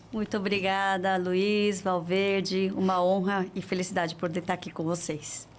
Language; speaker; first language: Portuguese; early bilingual, other home language; Korean